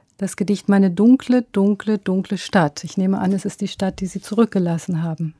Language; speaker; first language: German; native; German